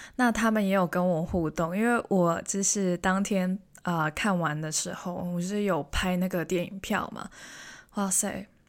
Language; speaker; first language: Chinese; non-native, local second language; Cantonese